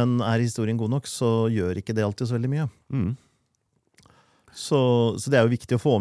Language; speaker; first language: Norwegian; native; Norwegian